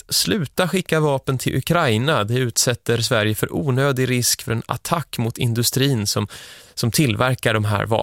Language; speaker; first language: Swedish; native; Swedish